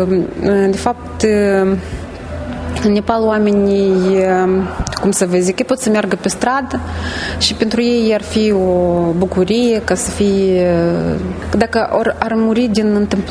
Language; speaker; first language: Romanian; native; Romanian